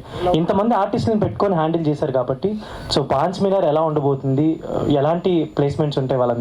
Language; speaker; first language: Telugu; native; Telugu